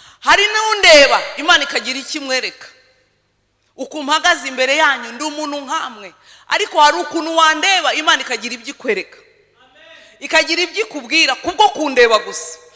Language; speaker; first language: Kinyarwanda; early bilingual, heritage; Kinyarwanda